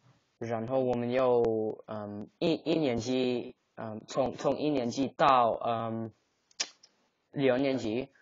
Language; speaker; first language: Chinese; non-native, learner; English